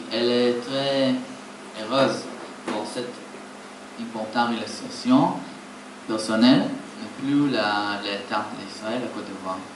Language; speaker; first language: French; non-native, learner; Hebrew